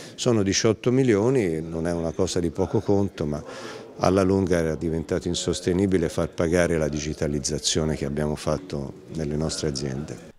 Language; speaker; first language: Italian; native; Italian